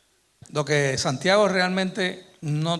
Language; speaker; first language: Spanish; native; Spanish